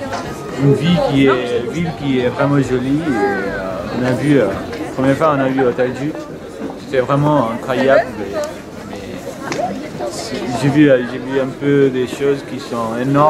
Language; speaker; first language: French; non-native, learner; Albanian